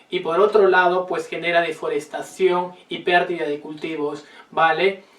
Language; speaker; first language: Spanish; native; Spanish